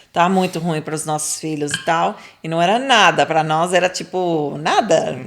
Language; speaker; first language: Portuguese; non-native, fluent; English